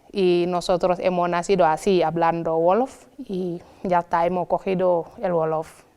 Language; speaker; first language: Spanish; non-native, fluent; Wolof